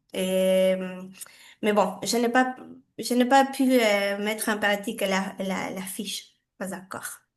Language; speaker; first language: French; non-native, fluent; Spanish